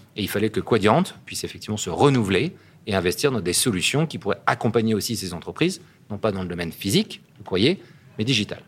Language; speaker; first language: French; native; French